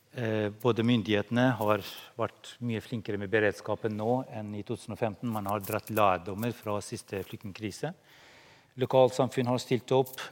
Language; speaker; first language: Norwegian; non-native, fluent; Albanian